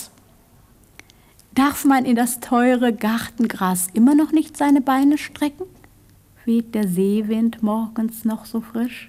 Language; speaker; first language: German; early bilingual, other home language; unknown